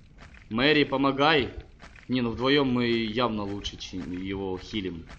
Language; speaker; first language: Russian; native; Russian